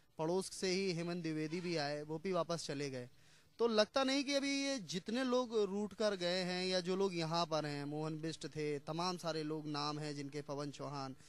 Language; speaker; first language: Hindi; native; Hindi